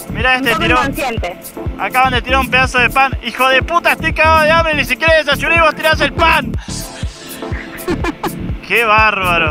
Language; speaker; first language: Spanish; native; Spanish